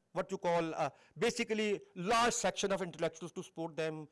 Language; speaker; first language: English; non-native, local second language; Hindi